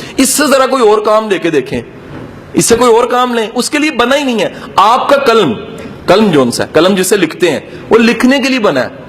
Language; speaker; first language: Urdu; non-native, local second language; Punjabi